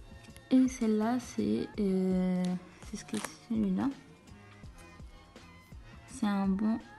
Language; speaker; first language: French; non-native, fluent; Arabic